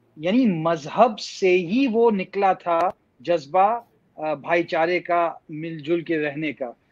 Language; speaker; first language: Urdu; native; Urdu